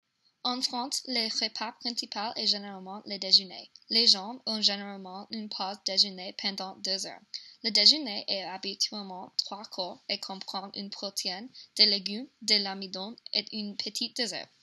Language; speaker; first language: French; non-native, learner; English